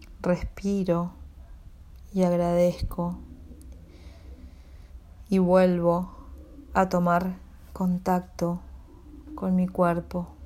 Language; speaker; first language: Spanish; native; Spanish